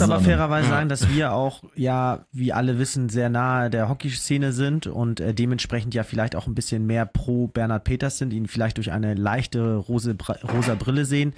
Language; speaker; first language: German; native; German